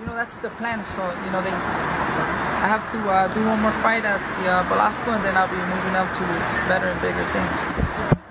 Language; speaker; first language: English; early bilingual, other home language; Spanish